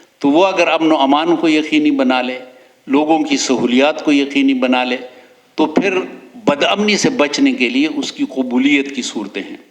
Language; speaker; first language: Urdu; non-native, local second language; Pashto